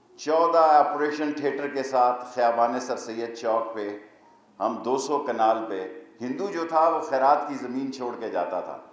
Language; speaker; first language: Urdu; non-native, local second language; Punjabi